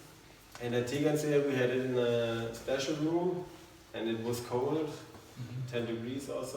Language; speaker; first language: English; non-native, learner; German